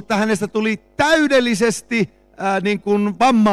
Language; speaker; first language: Finnish; native; Finnish